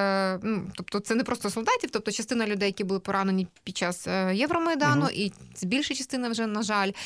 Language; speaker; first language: Ukrainian; native; Ukrainian